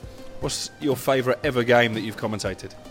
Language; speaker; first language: English; native; English